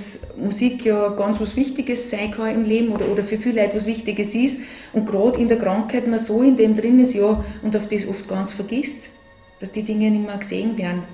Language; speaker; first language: German; native; German